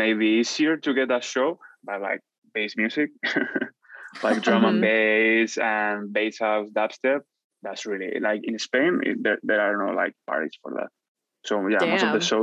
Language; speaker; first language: English; non-native, fluent; Spanish